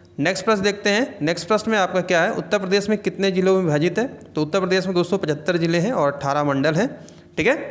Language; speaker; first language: Hindi; native; Hindi